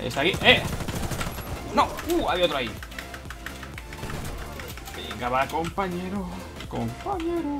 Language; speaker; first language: Spanish; native; Spanish